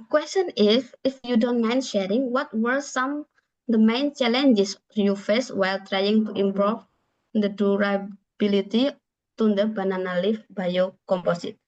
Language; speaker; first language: English; non-native, learner; Indonesian